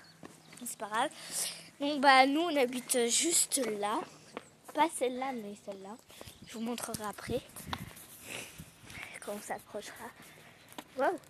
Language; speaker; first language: French; native; French